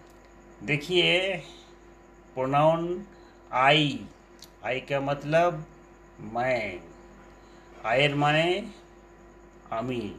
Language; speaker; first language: Hindi; non-native, local second language; Bangla